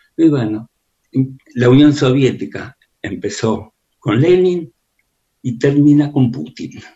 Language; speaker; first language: Spanish; early bilingual, other home language; Russian